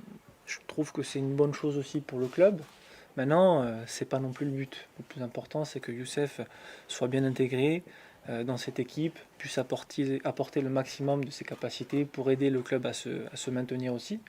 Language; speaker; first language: French; native; French